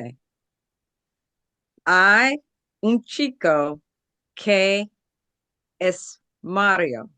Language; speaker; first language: Spanish; non-native, learner; English